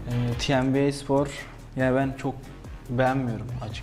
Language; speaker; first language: Turkish; native; Turkish